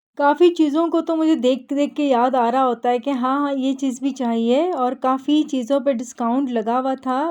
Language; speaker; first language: Urdu; native; Urdu